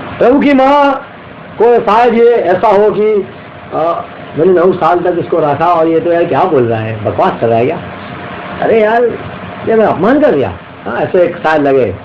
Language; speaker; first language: Hindi; non-native, local second language; Gujarati